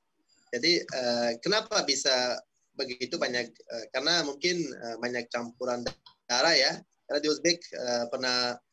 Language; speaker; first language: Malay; non-native, fluent; Uzbek